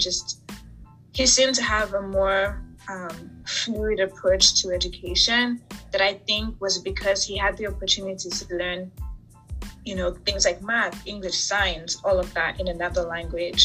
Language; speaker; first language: English; native; English